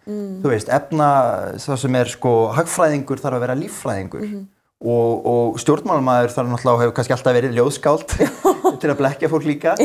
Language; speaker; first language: Icelandic; native; Icelandic